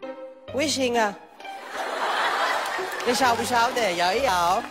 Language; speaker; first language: Chinese; non-native, learner; Persian